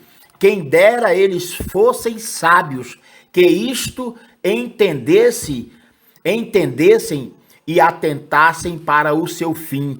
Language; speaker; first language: Portuguese; native; Portuguese